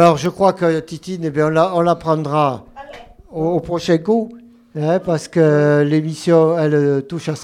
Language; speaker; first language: French; native; French